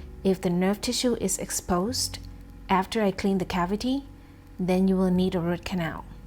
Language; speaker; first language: English; non-native, fluent; Thai